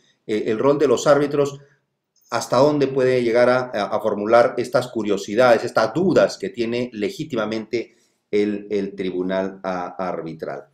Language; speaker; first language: Spanish; native; Spanish